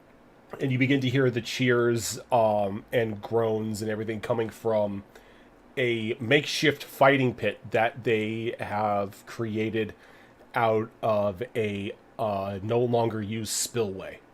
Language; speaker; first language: English; native; English